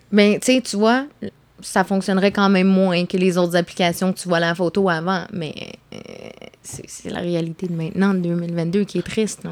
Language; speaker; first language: French; native; French